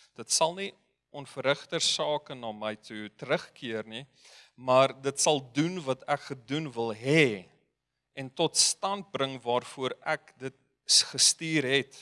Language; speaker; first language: Afrikaans; non-native, fluent; Dutch